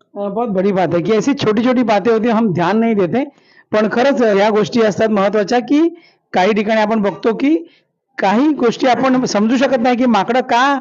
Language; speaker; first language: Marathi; non-native, local second language; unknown